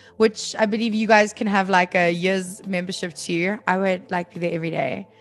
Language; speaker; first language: English; native; English